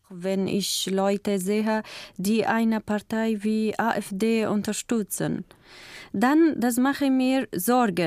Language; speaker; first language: German; non-native, learner; Kurdish